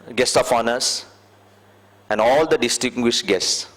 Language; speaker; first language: English; non-native, local second language; Sinhala